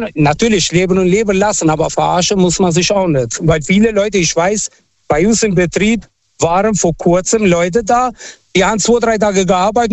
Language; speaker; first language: German; non-native, fluent; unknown